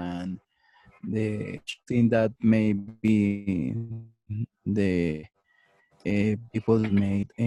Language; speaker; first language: English; non-native, learner; Spanish